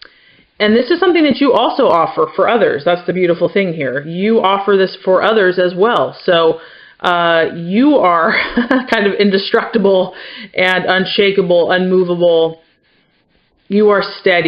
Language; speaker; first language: English; native; English